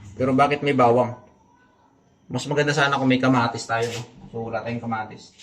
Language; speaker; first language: Filipino; non-native, local second language; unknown